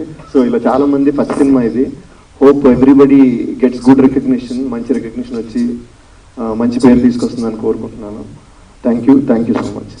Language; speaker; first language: Telugu; native; Telugu